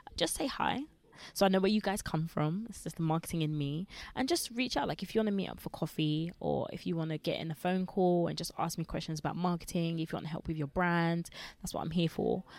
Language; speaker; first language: English; early bilingual, other home language; Lingala